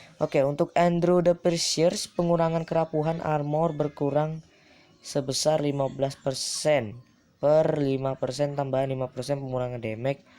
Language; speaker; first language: Indonesian; native; Indonesian